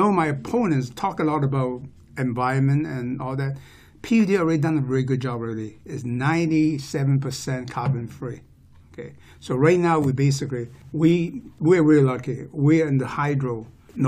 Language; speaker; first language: English; non-native, local second language; Cantonese